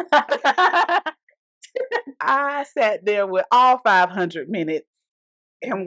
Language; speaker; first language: English; native; English